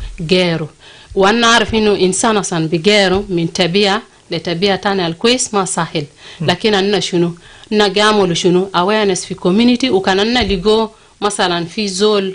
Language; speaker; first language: Arabic; non-native, local second language; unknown